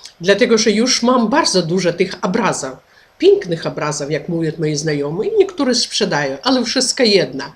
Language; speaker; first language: Polish; non-native, learner; Ukrainian